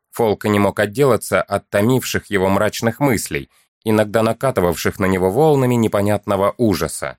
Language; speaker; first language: Russian; native; Russian